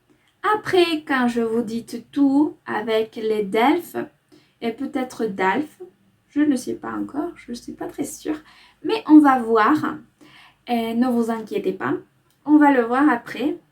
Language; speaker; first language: French; non-native, fluent; Spanish